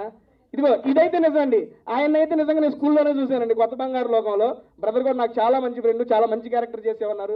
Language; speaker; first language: Telugu; native; Telugu